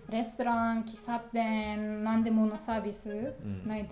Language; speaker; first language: Japanese; non-native, learner; German